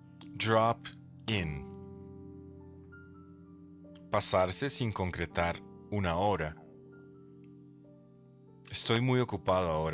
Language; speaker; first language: Spanish; native; Spanish